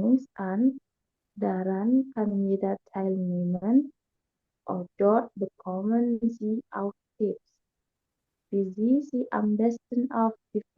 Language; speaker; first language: German; non-native, learner; Indonesian